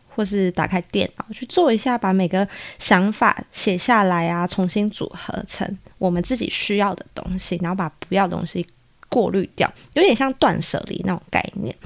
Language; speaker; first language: Chinese; native; Chinese